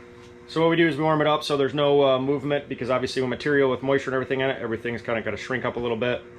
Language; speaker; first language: English; native; English